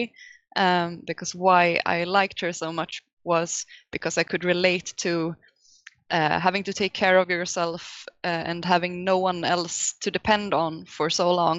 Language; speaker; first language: English; non-native, fluent; Swedish